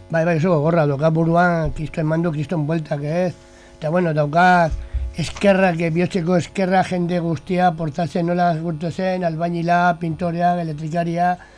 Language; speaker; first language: Basque; non-native, local second language; Spanish